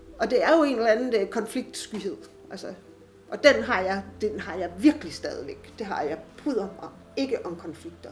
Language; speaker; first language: Danish; native; Danish